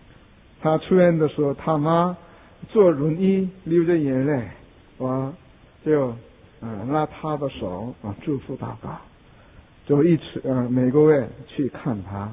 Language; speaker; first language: Chinese; non-native, fluent; Korean